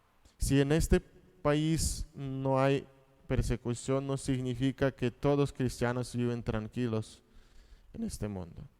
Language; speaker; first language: Spanish; non-native, fluent; Russian